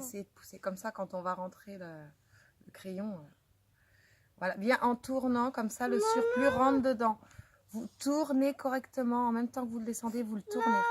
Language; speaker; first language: French; native; French